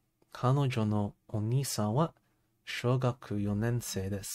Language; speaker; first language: Japanese; non-native, learner; English